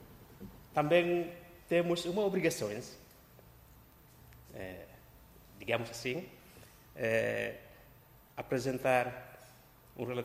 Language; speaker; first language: Portuguese; non-native, local second language; Tetum